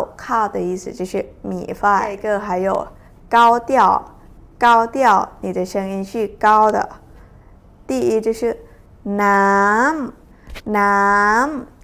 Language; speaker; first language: Chinese; non-native, fluent; Thai